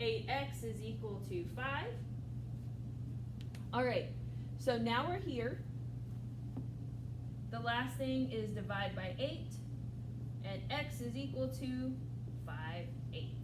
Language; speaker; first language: English; native; English